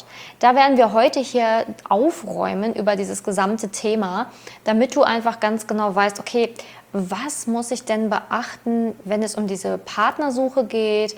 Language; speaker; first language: German; native; German